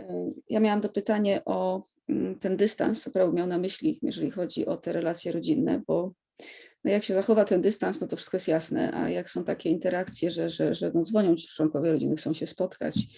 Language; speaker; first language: Polish; native; Polish